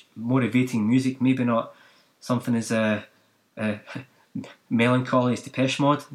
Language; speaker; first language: English; native; English